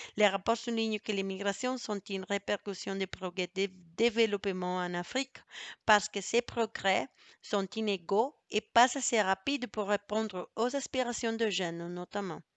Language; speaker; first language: French; non-native, fluent; Spanish